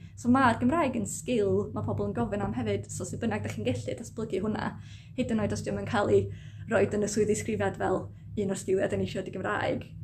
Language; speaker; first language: Welsh; native; Welsh